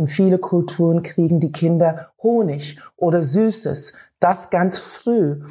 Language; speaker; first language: German; non-native, fluent; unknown